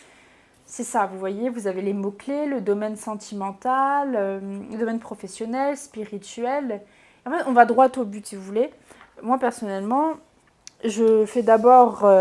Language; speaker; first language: French; native; French